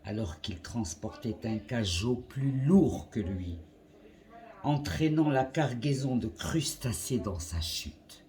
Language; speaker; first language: French; non-native, local second language; Arabic